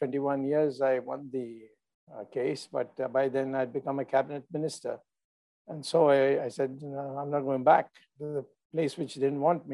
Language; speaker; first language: English; non-native, local second language; Tamil